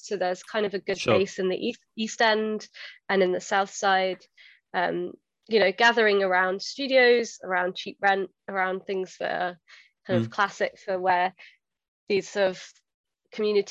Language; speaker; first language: English; native; English